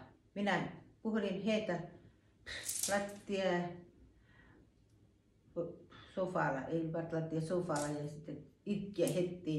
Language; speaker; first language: Finnish; non-native, learner; Thai